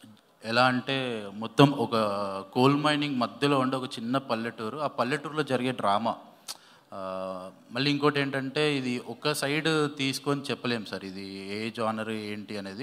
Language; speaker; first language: Telugu; native; Telugu